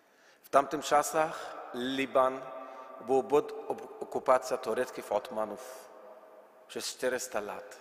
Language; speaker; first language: Polish; non-native, learner; Arabic